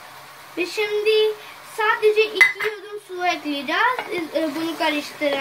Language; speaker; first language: Turkish; non-native, learner; Urdu